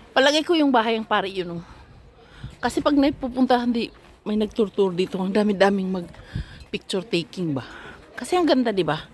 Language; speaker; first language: Filipino; native; Filipino